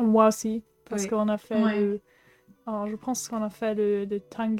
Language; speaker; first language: French; non-native, fluent; German